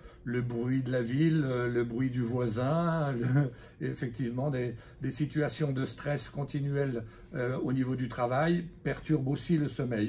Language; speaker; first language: French; native; French